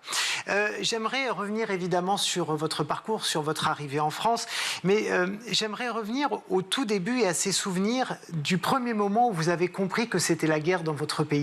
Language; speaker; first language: French; native; French